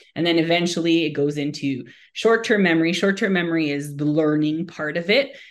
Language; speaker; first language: English; native; English